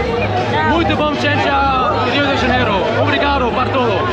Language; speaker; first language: Portuguese; non-native, learner; Swiss German